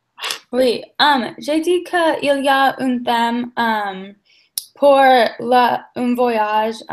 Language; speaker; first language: French; non-native, learner; English